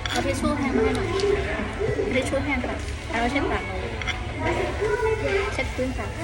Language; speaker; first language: Thai; native; Thai